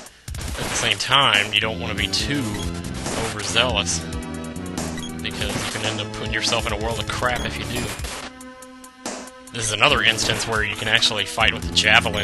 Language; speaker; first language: English; native; English